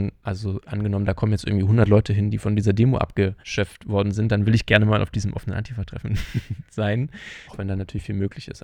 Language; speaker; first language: German; native; German